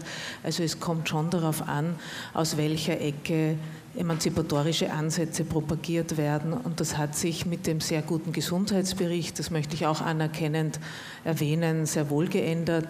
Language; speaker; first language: German; native; German